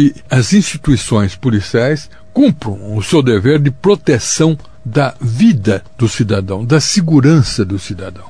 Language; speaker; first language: Portuguese; native; Portuguese